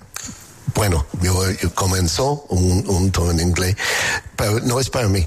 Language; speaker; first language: Spanish; non-native, learner; English